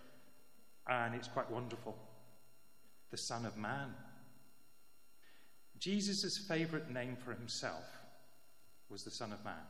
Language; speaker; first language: English; native; English